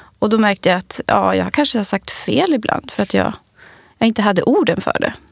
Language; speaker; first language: Swedish; early bilingual, other home language; English